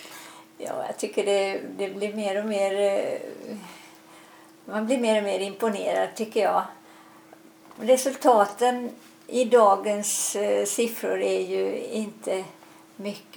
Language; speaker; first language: Swedish; native; Swedish